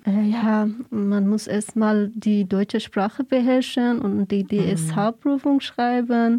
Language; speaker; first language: German; non-native, fluent; Persian